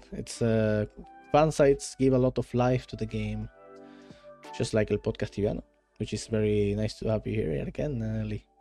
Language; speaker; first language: English; non-native, fluent; Spanish